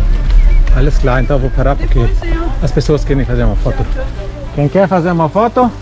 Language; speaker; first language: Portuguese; non-native, fluent; German